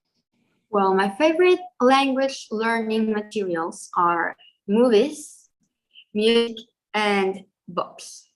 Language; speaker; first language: English; non-native, fluent; Spanish